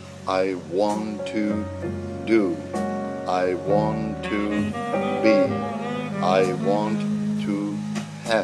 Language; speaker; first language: English; non-native, learner; French